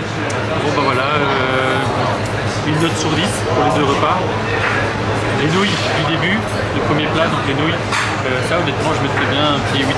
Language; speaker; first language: French; native; French